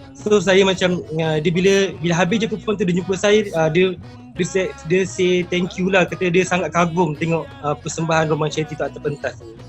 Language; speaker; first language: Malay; native; Malay